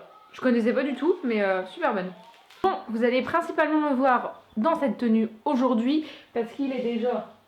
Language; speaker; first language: French; native; French